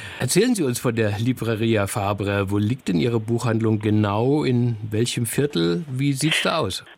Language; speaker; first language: German; native; German